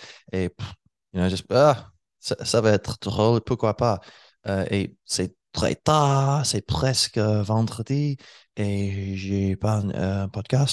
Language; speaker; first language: French; non-native, learner; English